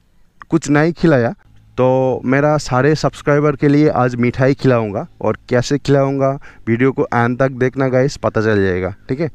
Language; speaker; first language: Hindi; non-native, local second language; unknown